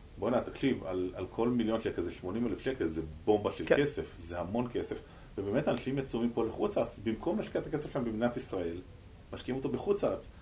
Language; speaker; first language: Hebrew; native; Hebrew